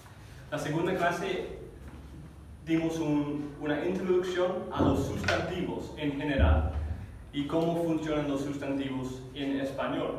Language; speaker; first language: Spanish; non-native, fluent; English